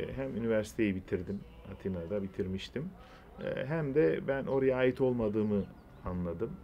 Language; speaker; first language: Turkish; non-native, local second language; Greek